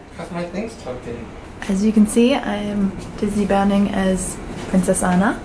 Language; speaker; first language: English; native; English